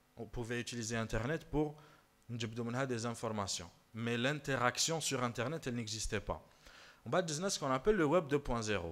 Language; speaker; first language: French; non-native, local second language; Arabic